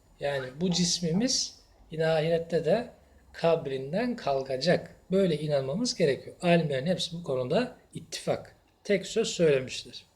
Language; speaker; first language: Turkish; native; Turkish